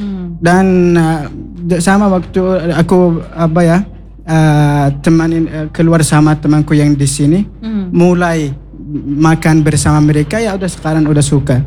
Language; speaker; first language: Indonesian; non-native, learner; Arabic